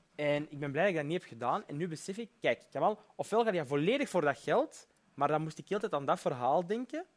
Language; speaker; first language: Dutch; early bilingual, other home language; Berber languages